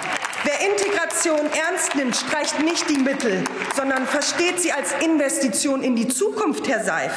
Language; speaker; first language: German; native; German